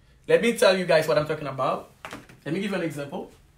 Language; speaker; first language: English; non-native, fluent; Haitian Creole